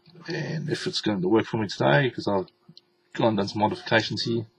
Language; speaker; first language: English; native; English